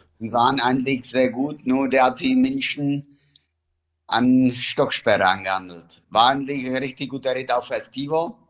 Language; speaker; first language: German; non-native, fluent; Czech